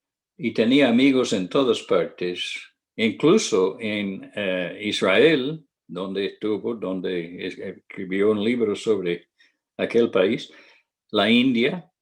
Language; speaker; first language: Spanish; non-native, fluent; English